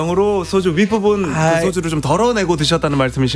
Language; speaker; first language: Korean; native; Korean